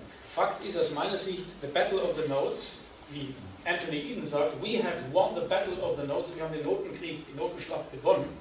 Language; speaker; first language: German; native; German